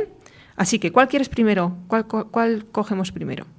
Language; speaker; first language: Spanish; native; Spanish